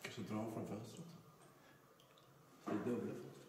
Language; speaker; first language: Swedish; native; Swedish